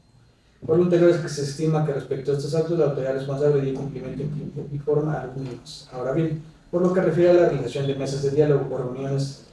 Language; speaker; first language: Spanish; native; Spanish